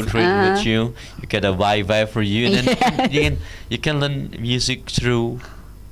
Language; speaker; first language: English; non-native, learner; Indonesian